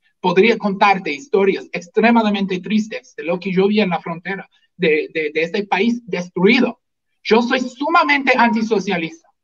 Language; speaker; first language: Spanish; non-native, fluent; English